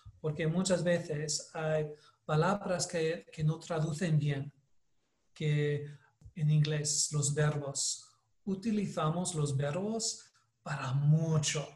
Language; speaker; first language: Spanish; non-native, learner; English